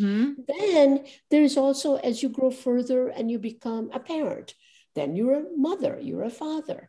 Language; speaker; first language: English; non-native, local second language; Gujarati